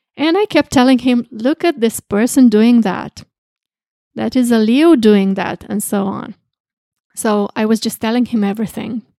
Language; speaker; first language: English; non-native, fluent; Romanian